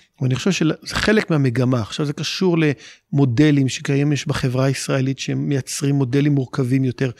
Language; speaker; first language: Hebrew; native; Hebrew